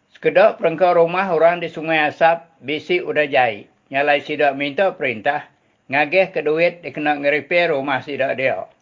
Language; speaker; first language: Malay; native; Malay